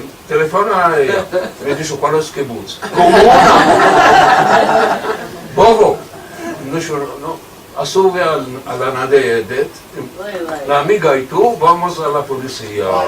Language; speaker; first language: Spanish; early bilingual, heritage; Ladino